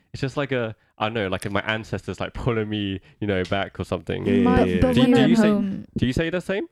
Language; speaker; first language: English; native; English